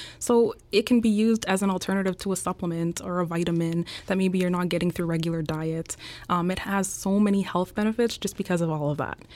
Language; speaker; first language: English; native; English